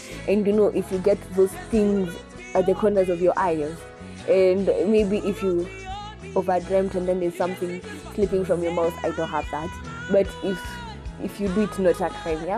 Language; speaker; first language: English; non-native, local second language; Swahili